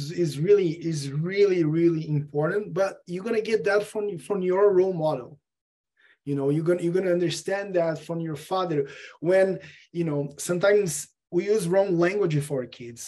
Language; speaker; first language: English; non-native, fluent; Portuguese